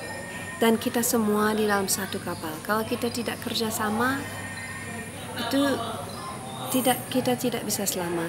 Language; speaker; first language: Indonesian; non-native, fluent; English